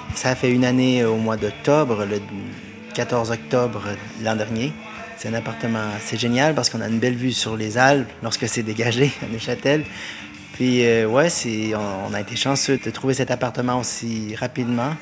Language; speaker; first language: French; native; French